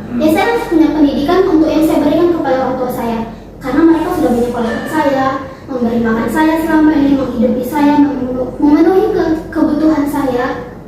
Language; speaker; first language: Indonesian; native; Indonesian